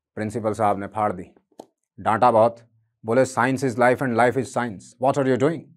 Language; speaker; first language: Hindi; native; Hindi